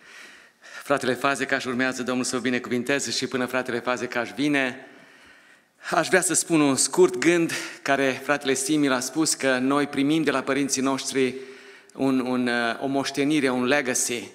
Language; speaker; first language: Romanian; native; Romanian